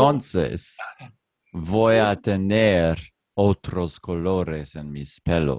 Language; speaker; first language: Spanish; non-native, learner; English